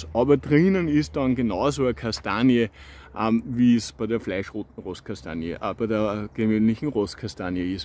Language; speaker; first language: German; native; German